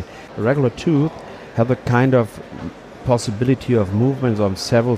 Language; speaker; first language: English; non-native, fluent; German